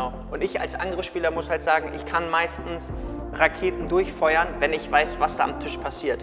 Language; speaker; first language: German; native; German